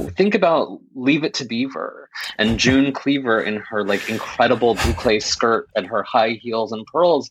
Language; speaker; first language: English; native; English